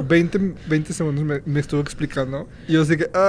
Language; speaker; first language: Spanish; native; Spanish